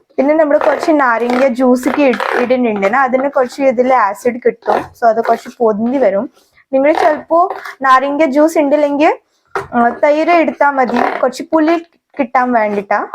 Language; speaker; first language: Malayalam; non-native, learner; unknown